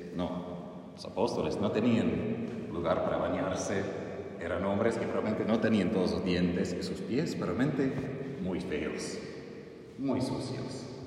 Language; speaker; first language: Spanish; non-native, fluent; English